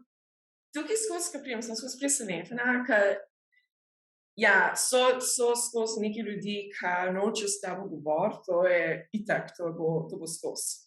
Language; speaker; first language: Slovenian; early bilingual, heritage; Slovenian